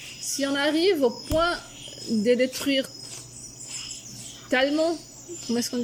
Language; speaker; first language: French; non-native, fluent; Portuguese